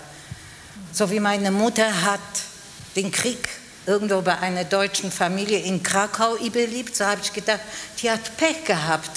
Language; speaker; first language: German; non-native, fluent; Polish